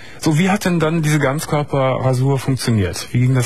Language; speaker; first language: German; native; German